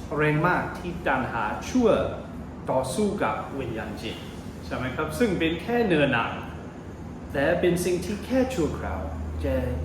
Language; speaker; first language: Thai; non-native, fluent; English